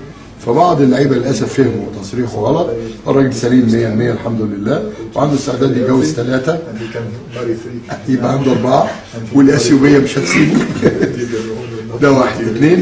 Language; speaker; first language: Arabic; native; Arabic